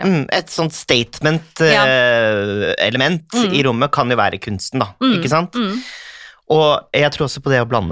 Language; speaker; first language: Norwegian; native; Norwegian